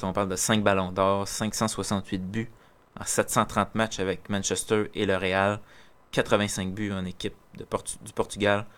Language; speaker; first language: French; native; French